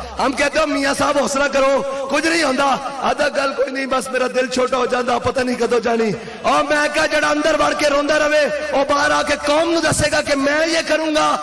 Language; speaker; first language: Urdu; non-native, local second language; Punjabi